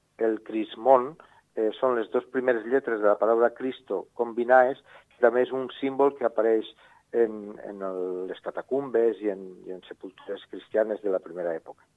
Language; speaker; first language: Catalan; native; Catalan